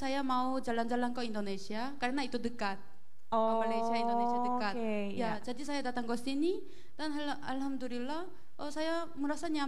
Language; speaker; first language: Indonesian; non-native, learner; Korean